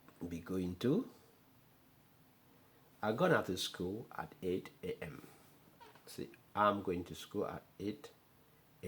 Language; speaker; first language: English; non-native, learner; Haitian Creole